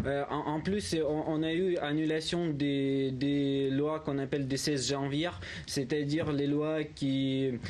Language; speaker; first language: French; non-native, learner; Ukrainian